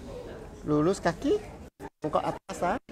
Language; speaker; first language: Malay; non-native, local second language; Chinese